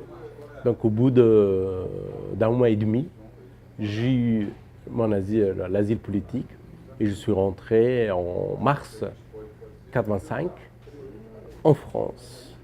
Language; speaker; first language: French; non-native, fluent; Persian